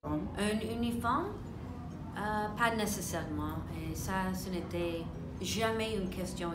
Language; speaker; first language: French; non-native, fluent; English